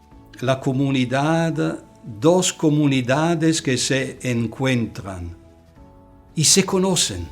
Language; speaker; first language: Spanish; non-native, fluent; Italian